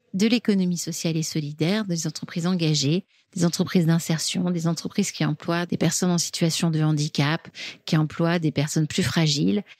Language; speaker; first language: French; native; French